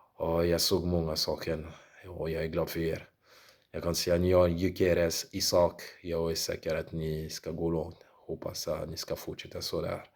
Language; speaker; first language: Swedish; non-native, learner; French